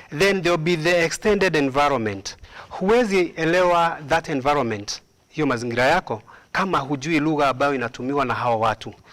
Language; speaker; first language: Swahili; non-native, local second language; Kikuyu